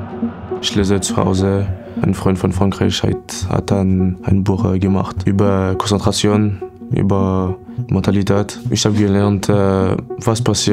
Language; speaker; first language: German; non-native, learner; French